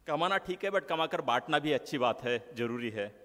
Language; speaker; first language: Hindi; non-native, local second language; Marathi